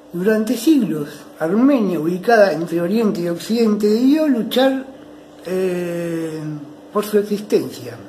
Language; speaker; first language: Spanish; native; Spanish